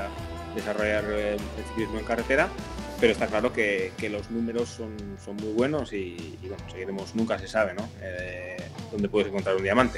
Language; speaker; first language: Spanish; native; Spanish